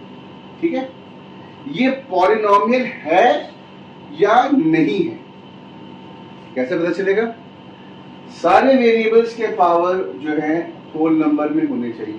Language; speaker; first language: Hindi; native; Hindi